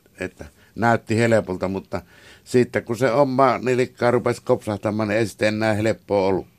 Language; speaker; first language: Finnish; native; Finnish